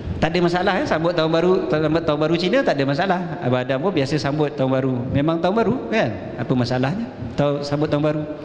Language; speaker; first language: Malay; native; Malay